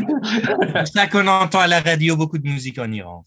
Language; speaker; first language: French; non-native, fluent; Persian